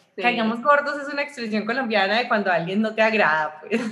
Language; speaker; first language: Spanish; native; Spanish